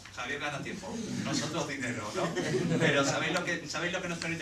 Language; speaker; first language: Spanish; native; Spanish